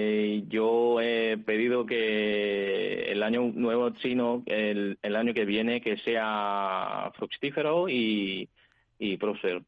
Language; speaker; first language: Spanish; non-native, fluent; Chinese